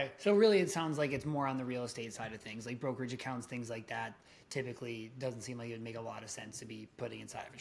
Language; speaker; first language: English; native; English